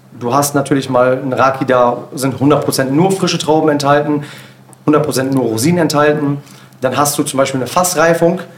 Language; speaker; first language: German; early bilingual, other home language; Turkish